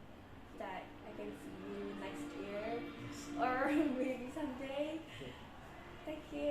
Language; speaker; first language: English; non-native, learner; Indonesian